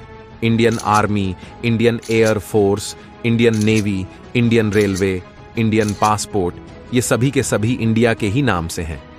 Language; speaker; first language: Hindi; native; Hindi